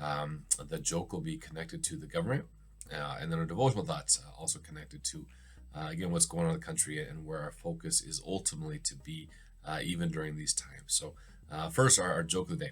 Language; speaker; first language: English; native; English